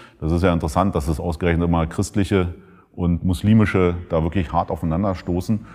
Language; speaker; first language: German; native; German